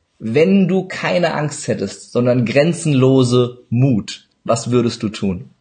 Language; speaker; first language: German; early bilingual, other home language; Turkish